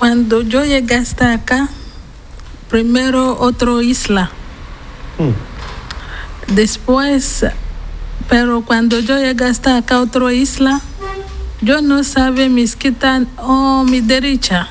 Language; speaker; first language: Spanish; non-native, learner; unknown